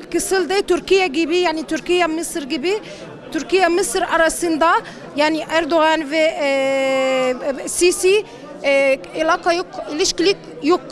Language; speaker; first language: Turkish; non-native, learner; Arabic